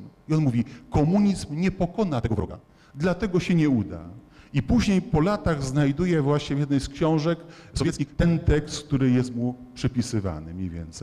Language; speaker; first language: Polish; native; Polish